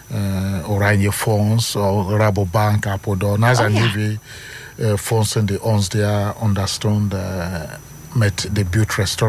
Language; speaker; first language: Dutch; non-native, learner; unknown